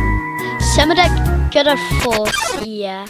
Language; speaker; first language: Welsh; non-native, local second language; English